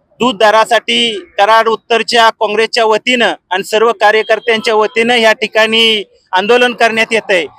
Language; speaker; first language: Marathi; native; Marathi